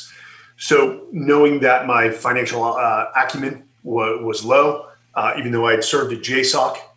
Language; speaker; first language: English; native; English